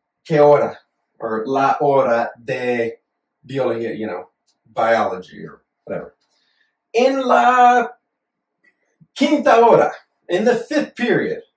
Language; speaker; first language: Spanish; non-native, fluent; English